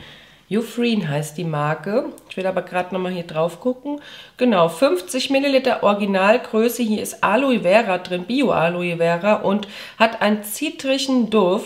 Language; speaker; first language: German; native; German